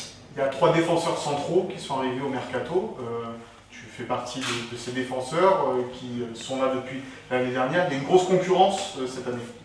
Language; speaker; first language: French; native; French